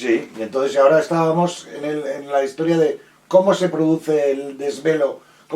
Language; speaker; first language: Spanish; native; Spanish